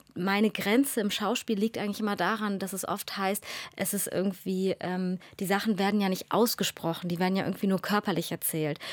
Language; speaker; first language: German; native; German